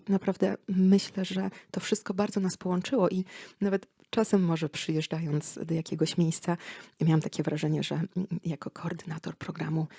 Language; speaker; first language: Polish; native; Polish